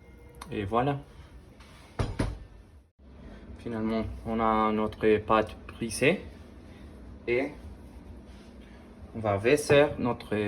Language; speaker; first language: French; non-native, learner; Spanish